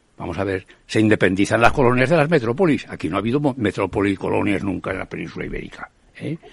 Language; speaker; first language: Spanish; native; Spanish